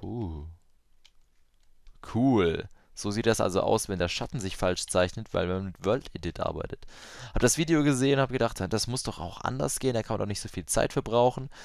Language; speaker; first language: German; native; German